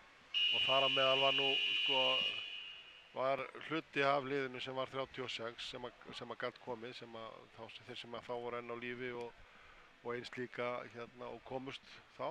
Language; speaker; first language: Icelandic; native; Icelandic